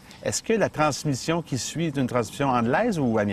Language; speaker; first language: French; native; French